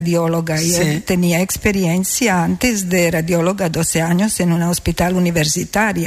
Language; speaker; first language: Spanish; non-native, fluent; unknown